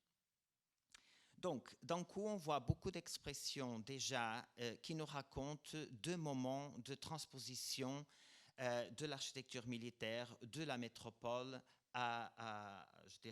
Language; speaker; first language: French; non-native, fluent; Portuguese